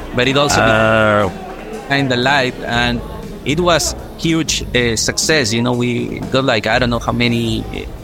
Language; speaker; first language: English; non-native, fluent; Spanish